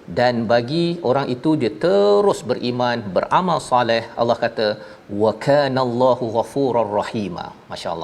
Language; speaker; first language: Malay; native; Malay